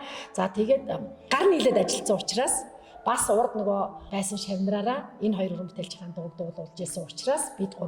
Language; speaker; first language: Mongolian; native; Mongolian